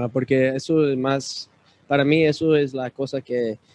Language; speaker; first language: Spanish; early bilingual, other home language; English